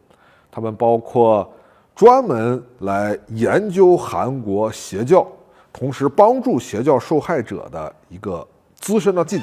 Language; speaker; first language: Chinese; native; Chinese